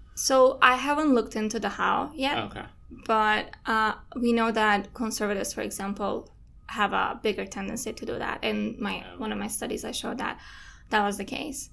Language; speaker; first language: English; non-native, fluent; Turkish